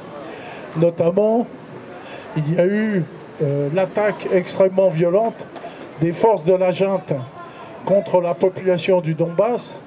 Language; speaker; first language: French; native; French